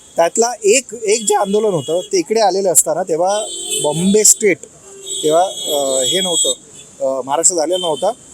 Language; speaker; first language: Marathi; native; Marathi